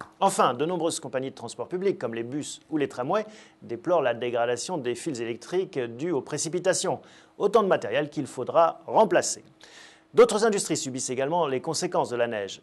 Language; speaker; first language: French; native; French